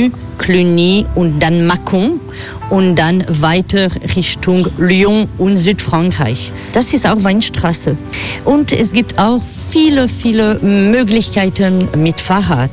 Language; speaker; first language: German; non-native, fluent; French